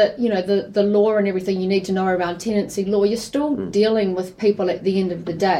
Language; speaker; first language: English; native; English